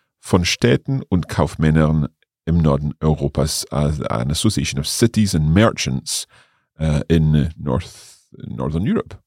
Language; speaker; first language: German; non-native, fluent; English